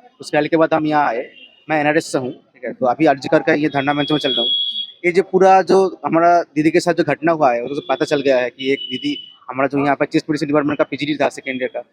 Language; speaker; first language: Hindi; non-native, local second language; Bangla